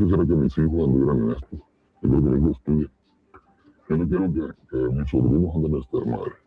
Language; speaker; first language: Spanish; native; Spanish